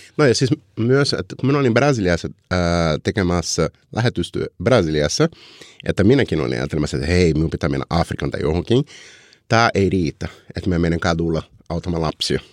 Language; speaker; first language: Finnish; non-native, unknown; Portuguese